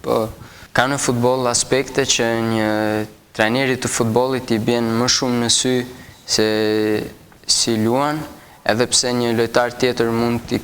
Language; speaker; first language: Albanian; early bilingual, heritage; Albanian